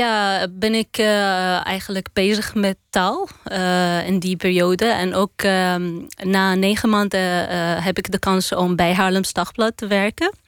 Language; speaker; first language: Dutch; non-native, learner; Arabic